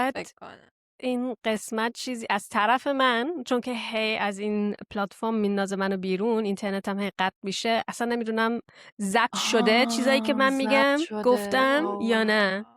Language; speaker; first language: Persian; early bilingual, heritage; Persian